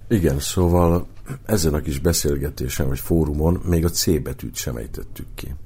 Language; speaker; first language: Hungarian; native; Hungarian